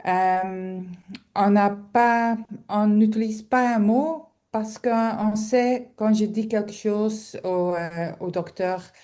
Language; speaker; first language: French; non-native, local second language; Dutch